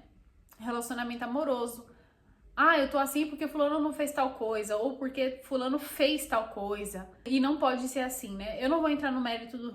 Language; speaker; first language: Portuguese; native; Portuguese